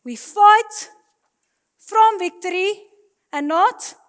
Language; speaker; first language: English; non-native, local second language; Afrikaans